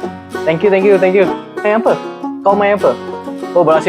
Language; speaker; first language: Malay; non-native, local second language; Tamil